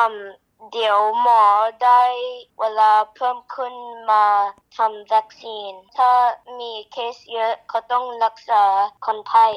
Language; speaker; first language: Thai; early bilingual, heritage; Thai